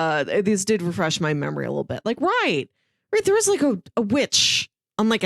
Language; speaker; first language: English; native; English